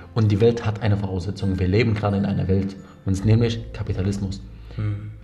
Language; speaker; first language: German; non-native, fluent; Arabic